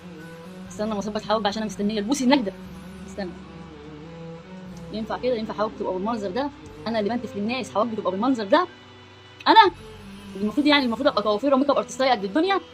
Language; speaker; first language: Arabic; native; Arabic